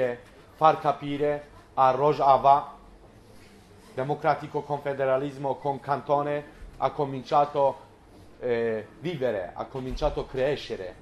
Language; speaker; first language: Italian; non-native, learner; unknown